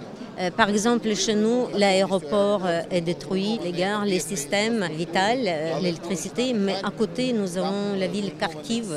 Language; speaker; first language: French; non-native, fluent; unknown